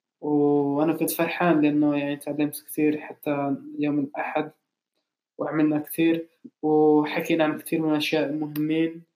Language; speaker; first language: Arabic; non-native, learner; English